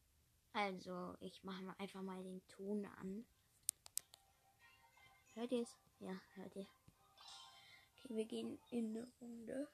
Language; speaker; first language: German; native; German